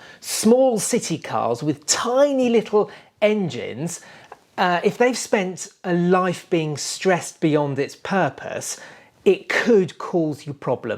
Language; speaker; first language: English; native; English